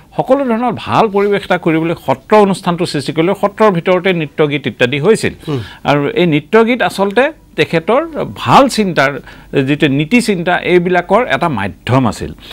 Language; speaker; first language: Assamese; native; Assamese